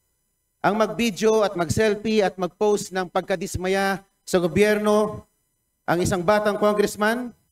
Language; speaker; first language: Filipino; native; Filipino